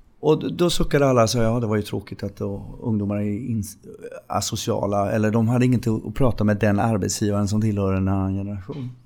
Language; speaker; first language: Swedish; native; Swedish